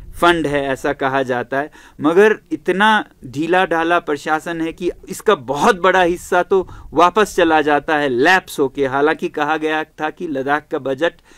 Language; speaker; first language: Hindi; non-native, local second language; Ladakhi